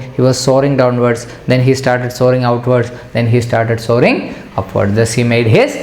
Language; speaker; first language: English; non-native, local second language; Malayalam